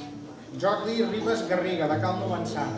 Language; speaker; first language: Catalan; native; Catalan